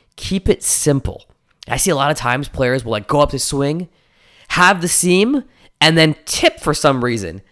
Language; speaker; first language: English; native; English